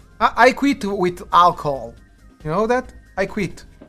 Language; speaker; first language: English; non-native, learner; Italian